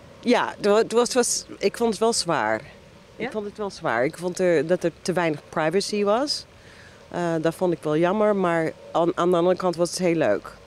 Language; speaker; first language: Dutch; non-native, fluent; English